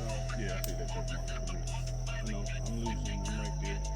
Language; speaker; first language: English; native; English